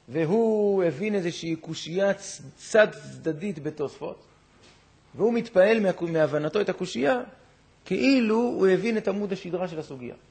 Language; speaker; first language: Hebrew; native; Hebrew